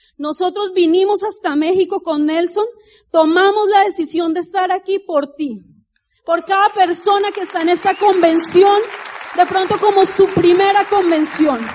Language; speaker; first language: Spanish; native; Spanish